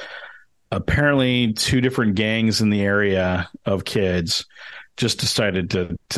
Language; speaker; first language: English; native; English